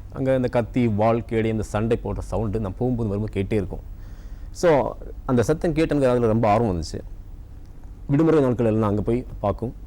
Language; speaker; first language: Tamil; non-native, local second language; Malayalam